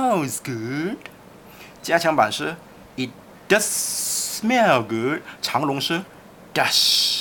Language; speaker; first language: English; non-native, local second language; Chinese